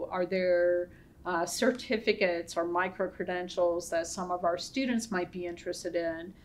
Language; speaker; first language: English; native; English